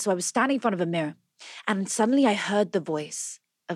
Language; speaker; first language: English; native; English